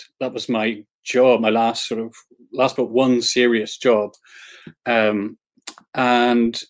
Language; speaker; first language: English; native; English